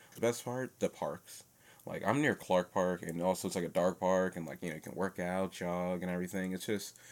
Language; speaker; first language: English; native; English